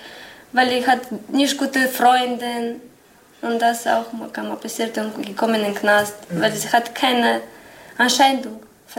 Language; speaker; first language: German; non-native, learner; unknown